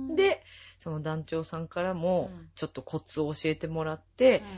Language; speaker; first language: Japanese; native; Japanese